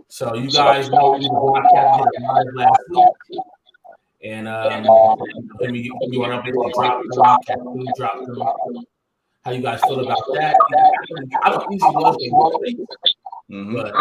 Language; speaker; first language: English; native; English